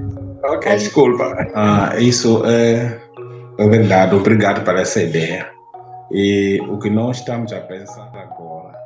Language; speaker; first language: Portuguese; non-native, local second language; Tsonga